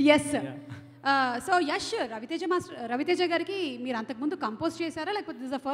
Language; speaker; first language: Telugu; native; Telugu